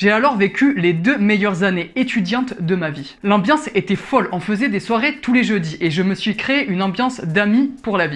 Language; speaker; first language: French; native; French